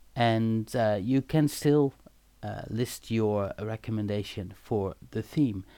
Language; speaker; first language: English; non-native, fluent; Dutch